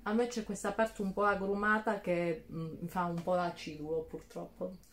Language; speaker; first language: Italian; native; Italian